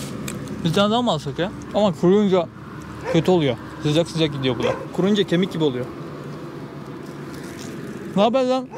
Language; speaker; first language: Turkish; native; Turkish